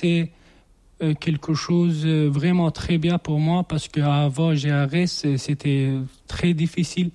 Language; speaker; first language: French; non-native, learner; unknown